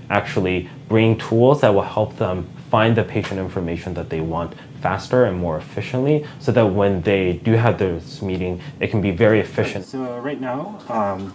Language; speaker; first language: English; native; English